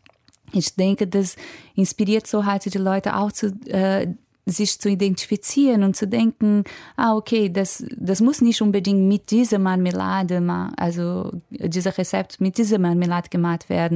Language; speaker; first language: German; non-native, fluent; Portuguese